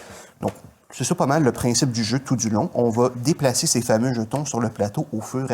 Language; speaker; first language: French; native; French